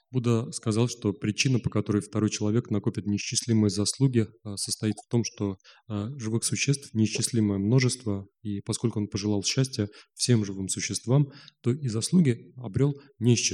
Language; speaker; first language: Russian; native; Russian